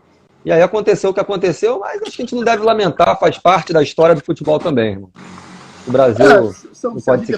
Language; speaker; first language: Portuguese; native; Portuguese